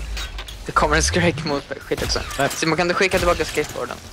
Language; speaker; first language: Swedish; native; Swedish